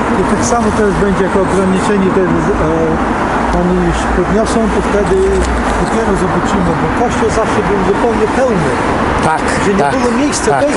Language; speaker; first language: Polish; early bilingual, heritage; Polish